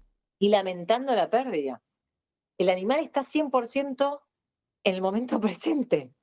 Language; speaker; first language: Spanish; native; Spanish